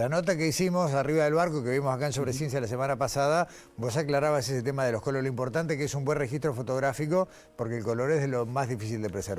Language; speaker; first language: Spanish; native; Spanish